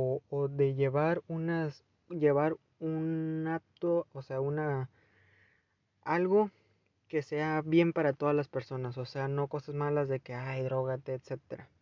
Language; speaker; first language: Spanish; native; Spanish